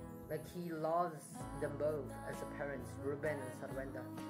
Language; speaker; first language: English; non-native, fluent; Indonesian